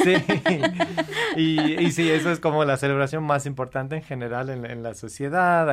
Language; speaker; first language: Spanish; non-native, fluent; English